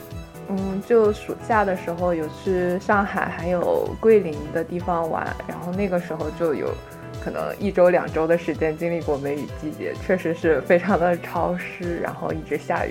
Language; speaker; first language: Chinese; native; Chinese